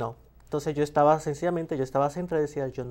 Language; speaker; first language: Spanish; native; Spanish